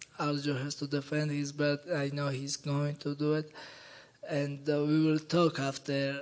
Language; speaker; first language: English; non-native, learner; Georgian